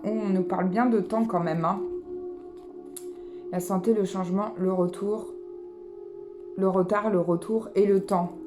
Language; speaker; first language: French; native; French